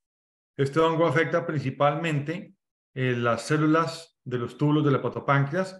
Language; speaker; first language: Spanish; native; Spanish